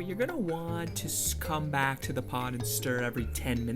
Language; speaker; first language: English; native; English